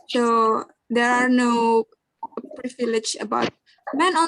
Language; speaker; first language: English; non-native, learner; Indonesian